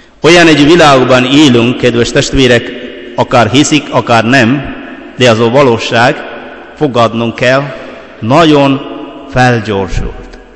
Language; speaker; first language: Hungarian; non-native, fluent; Malayalam